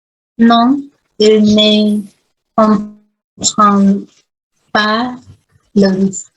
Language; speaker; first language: French; non-native, learner; Vietnamese